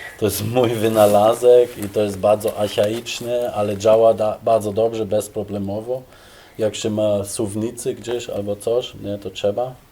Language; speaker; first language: Polish; non-native, fluent; German